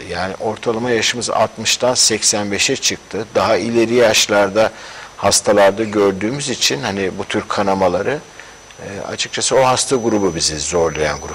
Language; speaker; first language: Turkish; native; Turkish